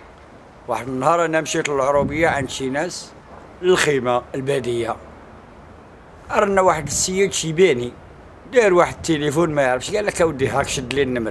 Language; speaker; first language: Arabic; native; Arabic